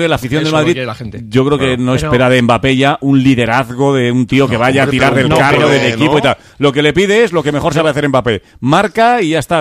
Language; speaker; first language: Spanish; native; Spanish